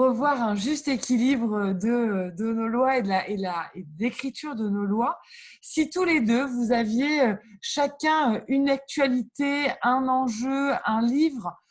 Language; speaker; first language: French; native; French